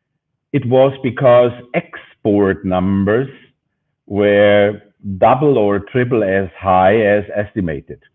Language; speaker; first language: English; non-native, fluent; German